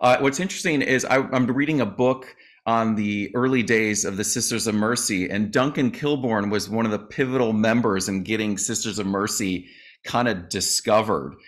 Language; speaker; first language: English; native; English